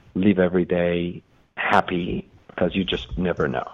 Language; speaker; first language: English; non-native, fluent; Persian